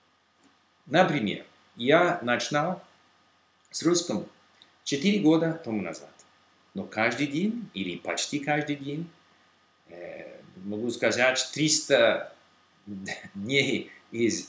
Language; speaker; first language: Russian; non-native, learner; English